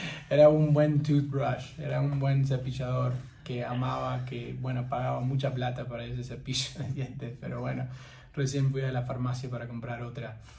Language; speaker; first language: Spanish; non-native, fluent; English